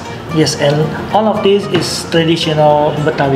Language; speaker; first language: English; non-native, learner; Indonesian